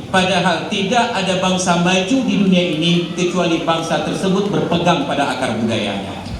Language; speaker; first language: Malay; non-native, local second language; Achinese